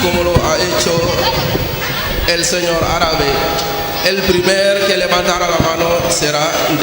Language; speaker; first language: Spanish; non-native, fluent; French